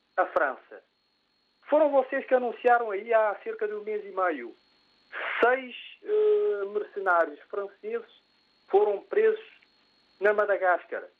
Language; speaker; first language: Portuguese; non-native, local second language; Kabuverdianu